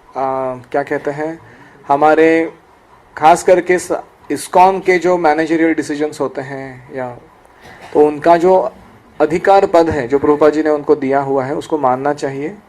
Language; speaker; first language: Hindi; non-native, local second language; Marathi